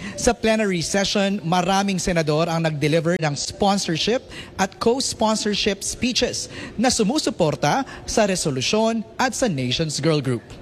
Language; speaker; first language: Filipino; native; Filipino